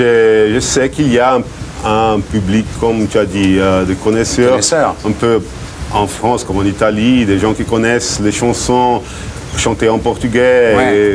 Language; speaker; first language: French; non-native, fluent; Portuguese